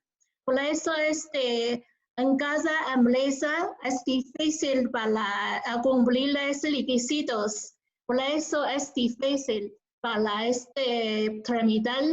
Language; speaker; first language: Spanish; non-native, learner; Chinese